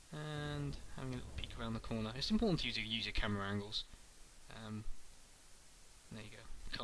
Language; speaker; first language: English; native; English